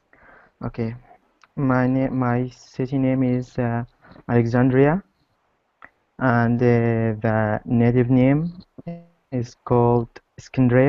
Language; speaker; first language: English; non-native, learner; Arabic